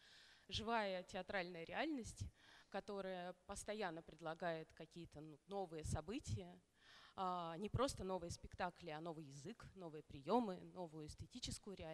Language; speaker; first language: Russian; native; Russian